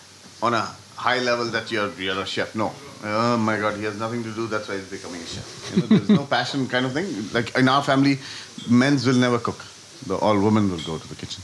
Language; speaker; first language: English; non-native, local second language; Hindi